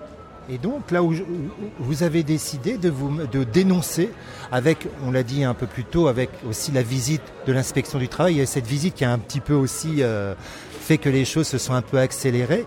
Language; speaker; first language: French; native; French